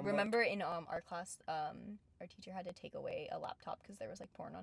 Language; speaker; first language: English; native; English